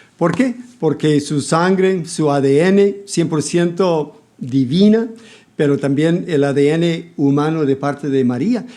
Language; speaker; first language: Spanish; non-native, fluent; English